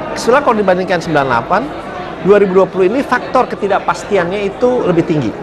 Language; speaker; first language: Indonesian; native; Indonesian